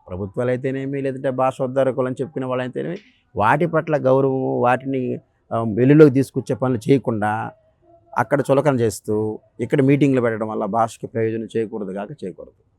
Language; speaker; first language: Telugu; native; Telugu